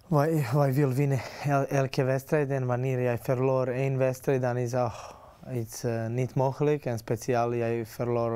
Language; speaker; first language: Dutch; non-native, learner; Serbian